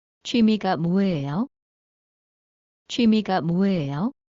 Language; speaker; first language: Korean; non-native, learner; Bangla